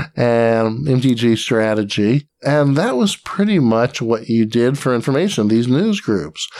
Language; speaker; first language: English; native; English